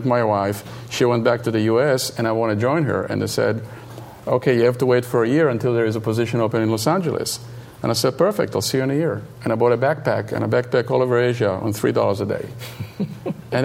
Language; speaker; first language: English; non-native, fluent; Hebrew